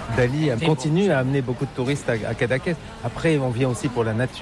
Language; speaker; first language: French; native; French